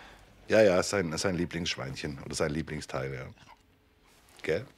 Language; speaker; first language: German; native; German